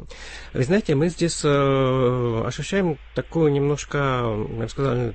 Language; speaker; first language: Russian; native; Russian